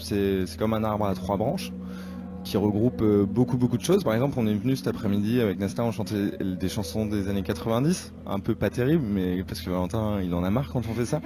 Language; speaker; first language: French; native; French